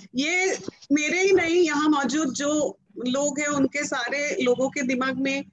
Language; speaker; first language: Hindi; non-native, local second language; Marathi